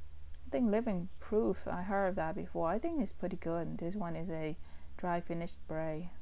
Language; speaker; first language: English; non-native, fluent; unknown